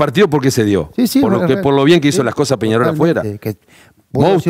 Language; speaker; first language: Spanish; native; Spanish